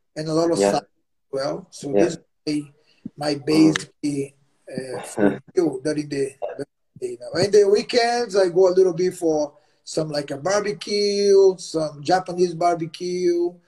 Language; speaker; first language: English; non-native, learner; Portuguese